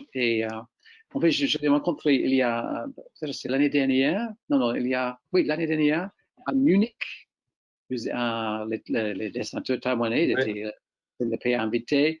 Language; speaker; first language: French; non-native, fluent; English